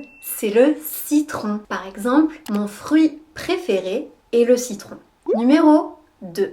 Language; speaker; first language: French; native; French